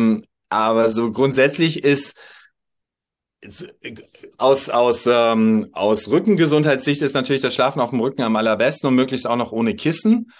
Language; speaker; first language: German; native; German